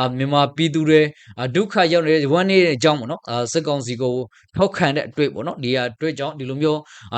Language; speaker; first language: Burmese; native; Burmese